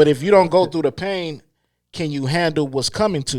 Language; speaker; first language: English; native; English